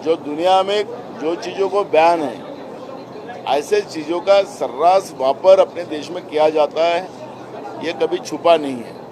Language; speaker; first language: Hindi; non-native, local second language; Marathi